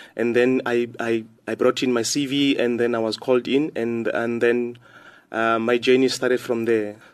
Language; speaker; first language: English; non-native, local second language; Xhosa